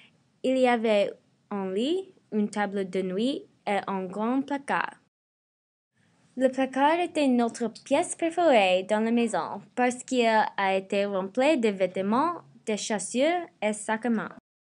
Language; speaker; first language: French; non-native, learner; English